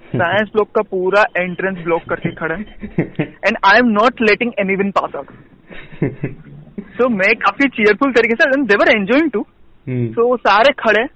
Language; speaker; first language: Hindi; non-native, local second language; Gujarati